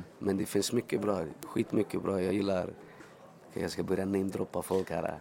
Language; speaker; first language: Swedish; early bilingual, other home language; Spanish